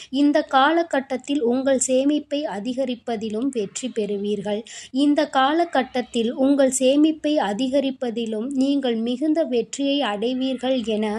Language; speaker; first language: Tamil; native; Tamil